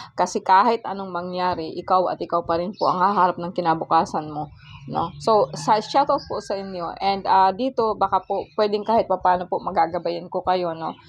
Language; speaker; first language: Filipino; non-native, local second language; Cebuano